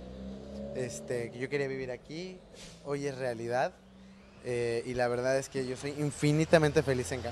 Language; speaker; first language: Spanish; native; Spanish